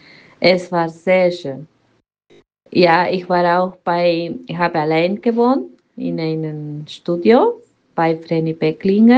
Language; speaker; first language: German; non-native, learner; Spanish